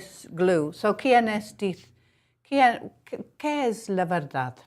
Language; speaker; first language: Spanish; non-native, learner; English